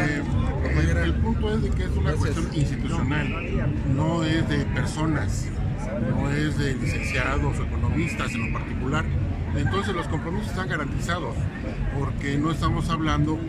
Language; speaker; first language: Spanish; native; Spanish